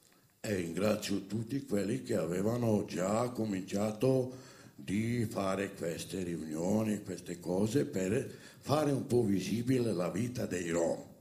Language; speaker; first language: Italian; non-native, fluent; Romany